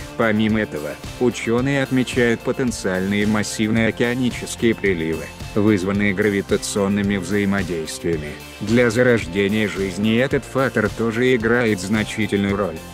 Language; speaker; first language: Russian; native; Russian